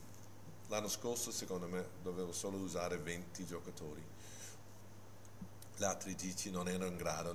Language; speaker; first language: Italian; non-native, fluent; English